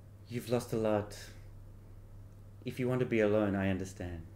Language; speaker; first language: English; native; English